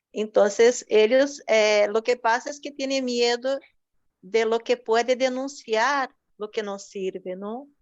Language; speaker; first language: Spanish; non-native, fluent; Portuguese